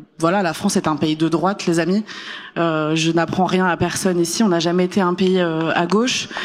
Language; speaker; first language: French; early bilingual, other home language; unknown